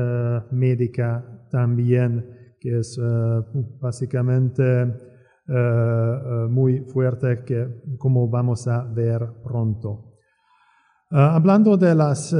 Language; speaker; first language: Spanish; non-native, fluent; Hungarian